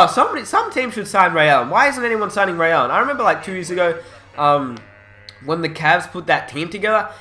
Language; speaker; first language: English; native; English